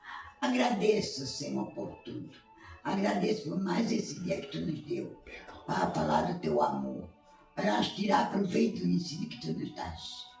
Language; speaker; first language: Portuguese; native; Portuguese